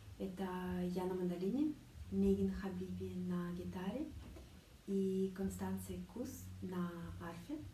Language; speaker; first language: Russian; native; Russian